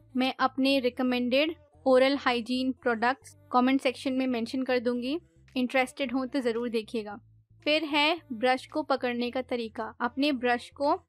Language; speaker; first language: Hindi; native; Hindi